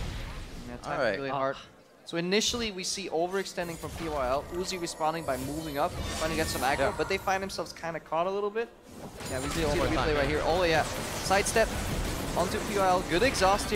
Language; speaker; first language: English; native; English